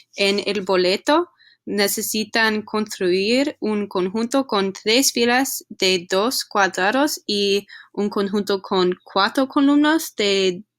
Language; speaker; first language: Spanish; non-native, learner; English